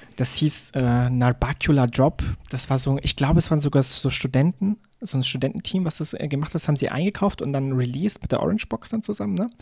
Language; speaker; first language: German; native; German